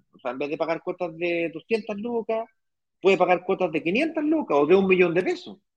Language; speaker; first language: Spanish; native; Spanish